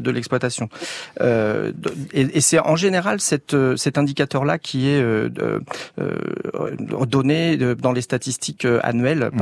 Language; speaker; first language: French; native; French